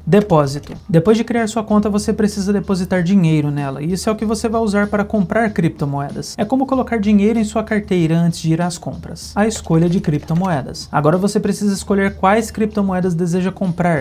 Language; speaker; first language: Portuguese; native; Portuguese